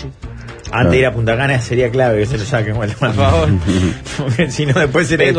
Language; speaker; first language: Spanish; native; Spanish